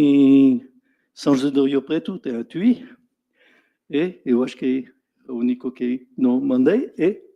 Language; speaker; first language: Portuguese; non-native, fluent; French